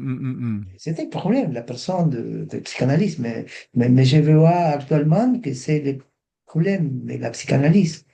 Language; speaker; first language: French; non-native, fluent; Spanish